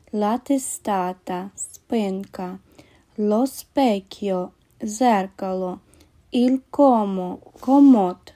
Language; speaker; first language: Italian; non-native, learner; Ukrainian